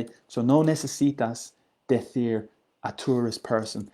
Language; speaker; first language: Spanish; non-native, learner; English